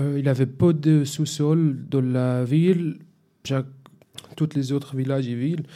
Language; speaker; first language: French; non-native, fluent; Arabic